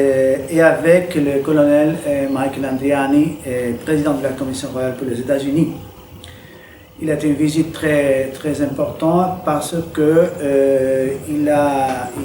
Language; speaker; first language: French; non-native, fluent; Spanish